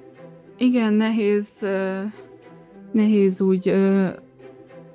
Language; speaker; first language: Hungarian; early bilingual, heritage; Hungarian